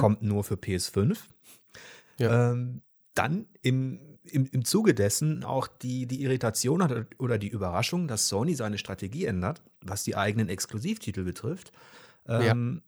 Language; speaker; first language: German; native; German